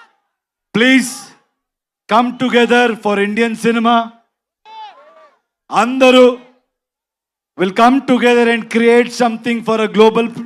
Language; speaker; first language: Telugu; non-native, local second language; Kannada